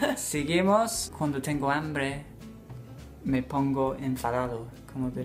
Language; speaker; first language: Spanish; non-native, fluent; English